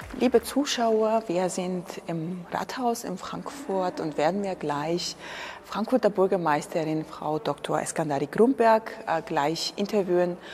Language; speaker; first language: German; non-native, fluent; Georgian